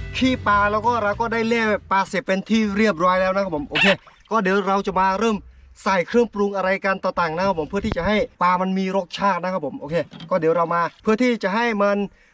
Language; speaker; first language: Thai; non-native, local second language; S'gaw Karen